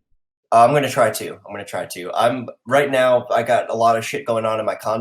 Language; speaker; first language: English; native; English